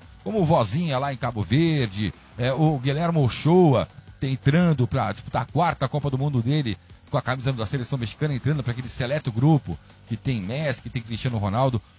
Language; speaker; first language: Portuguese; native; Portuguese